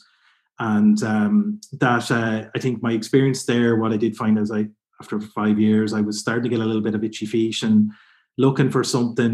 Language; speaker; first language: English; native; English